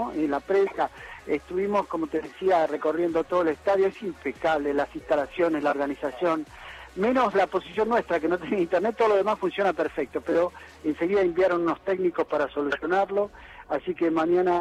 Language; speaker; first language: Spanish; native; Spanish